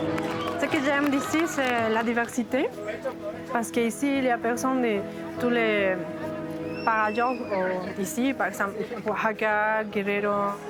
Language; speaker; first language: French; non-native, fluent; Spanish